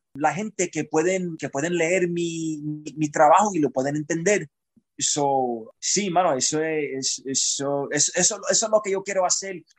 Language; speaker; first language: Spanish; early bilingual, heritage; Spanish